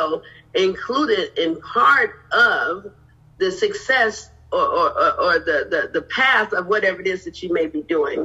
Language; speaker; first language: English; native; English